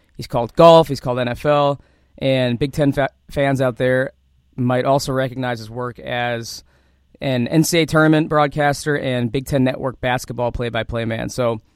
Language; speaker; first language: English; native; English